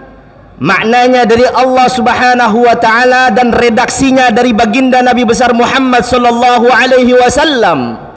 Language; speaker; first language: Indonesian; native; Indonesian